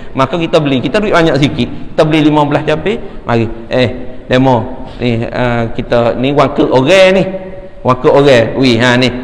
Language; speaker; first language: Malay; native; Malay